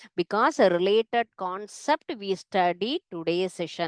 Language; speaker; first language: English; non-native, local second language; Tamil